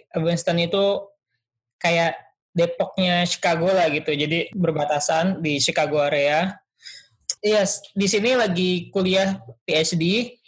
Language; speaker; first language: Indonesian; native; Indonesian